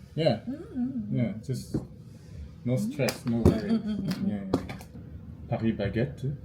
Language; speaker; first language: English; non-native, learner; Korean